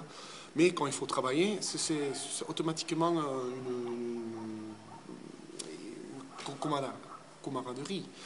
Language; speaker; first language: French; early bilingual, heritage; English